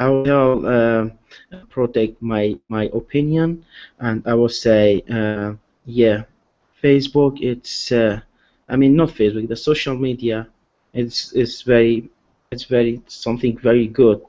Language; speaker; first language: English; non-native, learner; Arabic